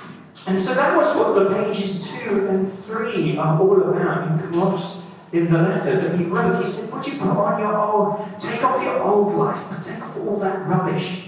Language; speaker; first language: English; native; English